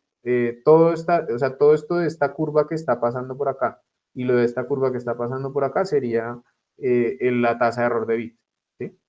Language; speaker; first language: Spanish; native; Spanish